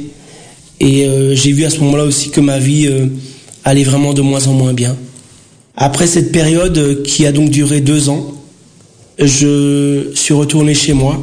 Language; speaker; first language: French; early bilingual, other home language; Portuguese